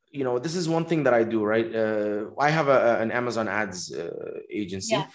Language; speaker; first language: English; non-native, fluent; Arabic